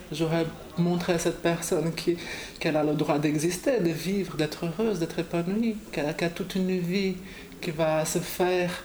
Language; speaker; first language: French; non-native, fluent; Portuguese